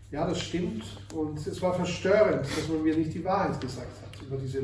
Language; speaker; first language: German; native; German